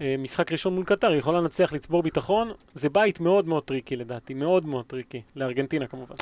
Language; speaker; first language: Hebrew; early bilingual, other home language; Spanish